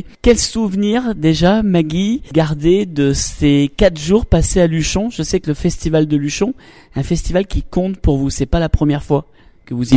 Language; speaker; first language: French; native; French